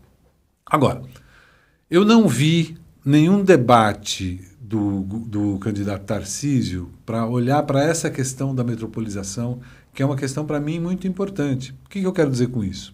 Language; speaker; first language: Portuguese; native; Portuguese